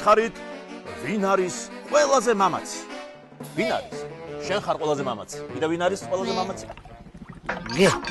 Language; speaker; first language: Georgian; native; Georgian